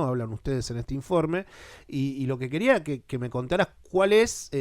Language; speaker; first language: Spanish; native; Spanish